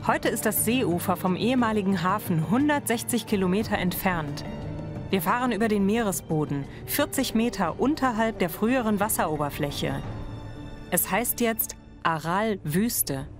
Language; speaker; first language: German; native; German